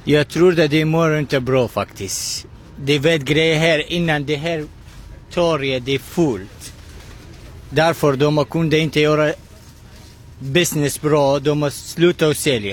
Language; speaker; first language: Swedish; non-native, learner; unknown